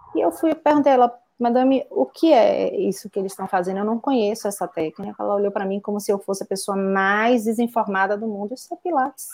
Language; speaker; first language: Portuguese; native; Portuguese